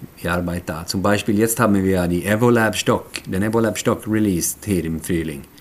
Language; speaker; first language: German; non-native, fluent; Swedish